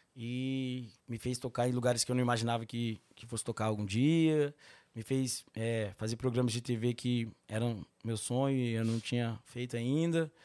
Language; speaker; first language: Portuguese; native; Portuguese